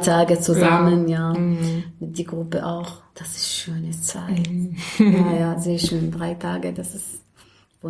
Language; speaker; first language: German; non-native, learner; Arabic